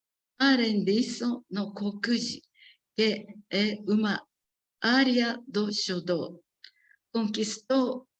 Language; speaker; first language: Portuguese; non-native, learner; Japanese